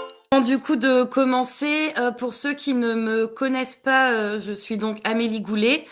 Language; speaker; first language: French; native; French